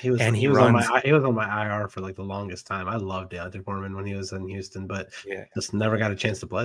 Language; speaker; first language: English; native; English